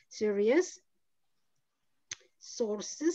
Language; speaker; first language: English; non-native, fluent; Indonesian